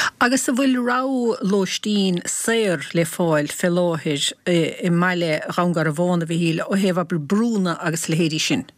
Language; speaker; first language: Irish; native; Irish